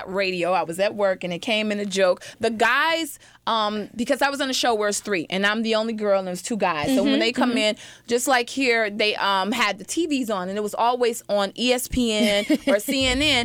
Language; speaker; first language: English; native; English